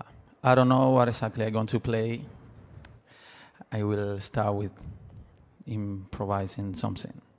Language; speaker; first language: English; non-native, learner; Spanish